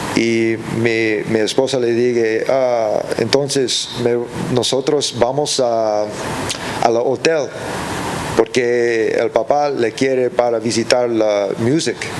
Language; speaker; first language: Spanish; early bilingual, heritage; English